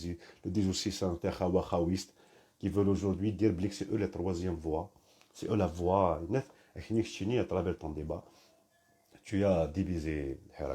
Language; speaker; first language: French; non-native, local second language; Kabyle